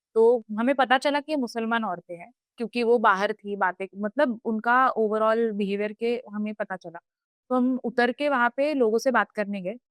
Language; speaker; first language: Hindi; non-native, local second language; Marathi